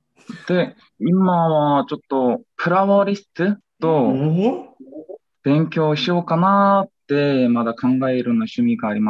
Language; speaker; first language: Japanese; non-native, learner; Korean